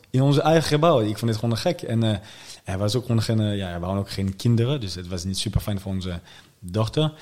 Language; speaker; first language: Dutch; non-native, fluent; French